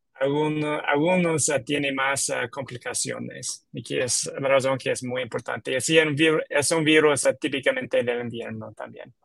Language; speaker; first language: Spanish; non-native, learner; English